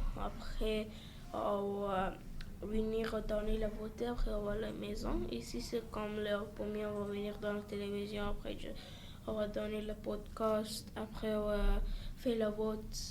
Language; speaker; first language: French; non-native, learner; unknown